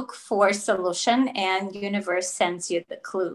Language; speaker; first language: English; non-native, fluent; Russian